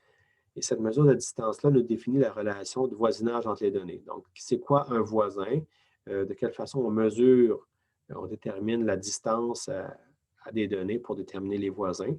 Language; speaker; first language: French; native; French